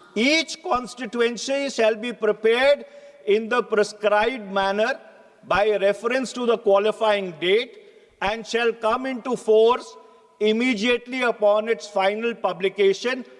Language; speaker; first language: English; non-native, local second language; Hindi